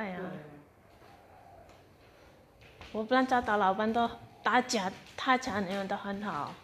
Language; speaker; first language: Chinese; non-native, fluent; Indonesian